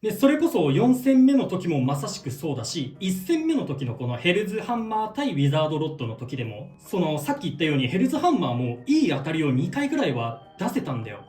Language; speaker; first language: Japanese; native; Japanese